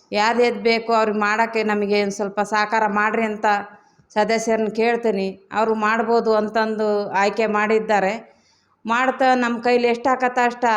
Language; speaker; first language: Kannada; native; Kannada